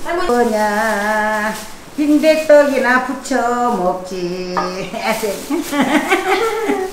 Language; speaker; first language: Portuguese; non-native, local second language; Korean